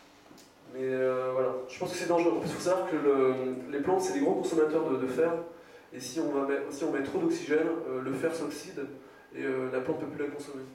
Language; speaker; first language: French; native; French